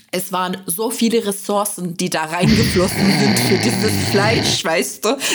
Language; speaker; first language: German; non-native, fluent; Turkish